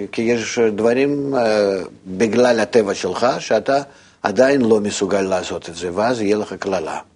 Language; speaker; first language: Hebrew; non-native, fluent; Russian